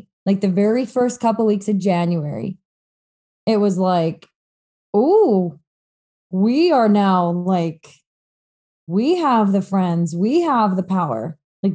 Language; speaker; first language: English; native; English